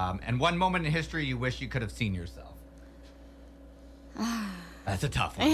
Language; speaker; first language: English; native; English